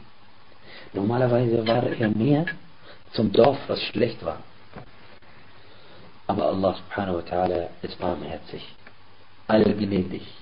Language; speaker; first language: German; non-native, fluent; Arabic